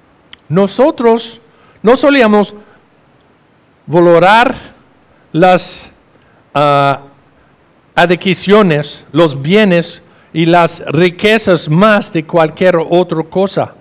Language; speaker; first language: Spanish; non-native, fluent; English